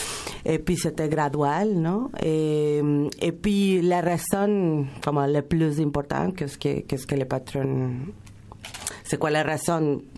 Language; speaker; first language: French; non-native, fluent; Spanish